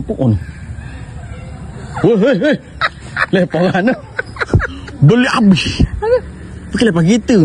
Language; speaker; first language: Malay; native; Malay